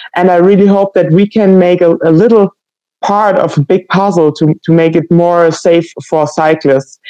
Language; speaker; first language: English; non-native, fluent; German